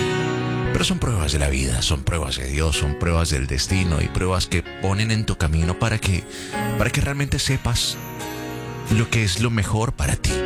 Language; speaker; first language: Spanish; native; Spanish